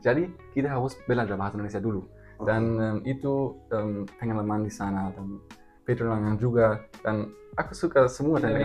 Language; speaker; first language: Indonesian; non-native, learner; German